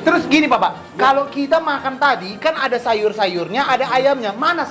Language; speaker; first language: Indonesian; native; Indonesian